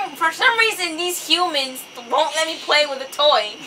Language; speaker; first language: English; early bilingual, other home language; Spanish